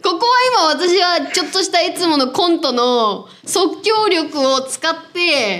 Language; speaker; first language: Japanese; native; Japanese